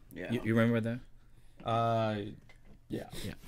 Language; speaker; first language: English; non-native, fluent; Japanese